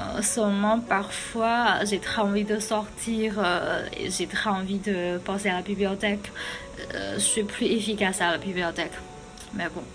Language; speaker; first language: French; non-native, fluent; Chinese